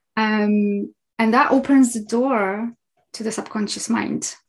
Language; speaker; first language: English; non-native, fluent; Polish